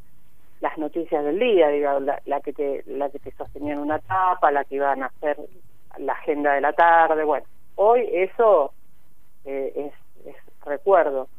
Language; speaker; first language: Spanish; native; Spanish